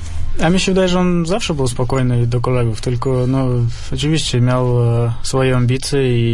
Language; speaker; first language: Polish; non-native, fluent; Russian